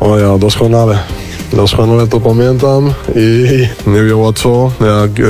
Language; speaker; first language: Polish; non-native, learner; Spanish